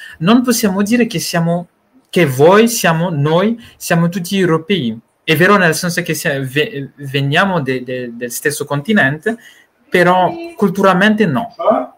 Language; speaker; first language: Italian; non-native, learner; Malagasy